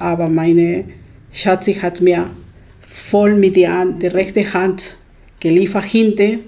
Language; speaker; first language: German; non-native, learner; Spanish